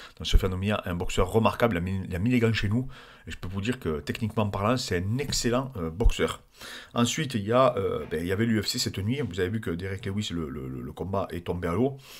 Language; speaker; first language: French; native; French